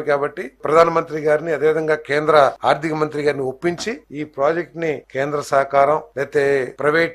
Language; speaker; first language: Telugu; native; Telugu